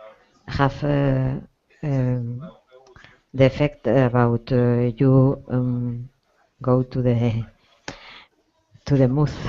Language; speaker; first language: English; non-native, learner; Spanish